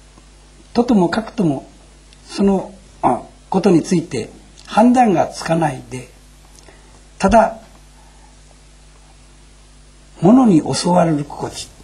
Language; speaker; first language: Japanese; native; Japanese